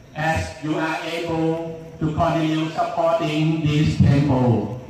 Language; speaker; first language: English; non-native, fluent; Thai